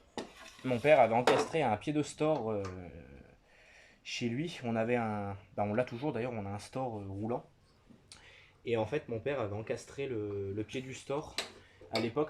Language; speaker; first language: French; native; French